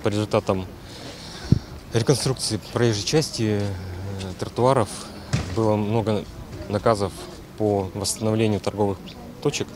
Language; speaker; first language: Russian; native; Russian